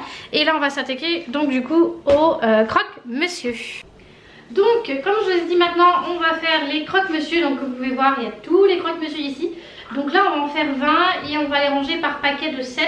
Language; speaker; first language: French; native; French